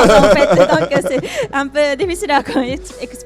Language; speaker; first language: French; non-native, learner; Japanese